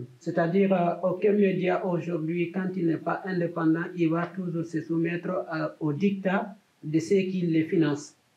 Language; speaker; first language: French; non-native, local second language; Fula